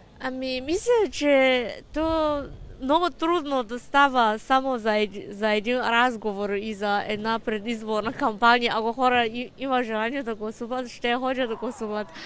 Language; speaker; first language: Bulgarian; non-native, fluent; Chinese